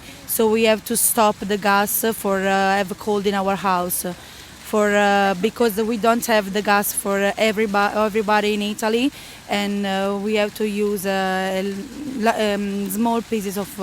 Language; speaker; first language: English; non-native, learner; Italian